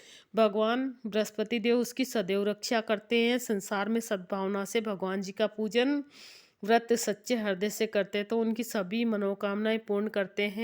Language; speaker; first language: Hindi; native; Hindi